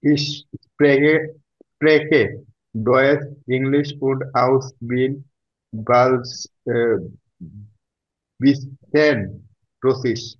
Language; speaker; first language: German; non-native, learner; Bangla